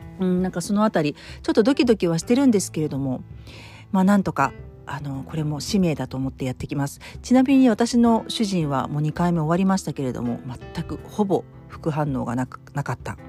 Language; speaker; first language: Japanese; native; Japanese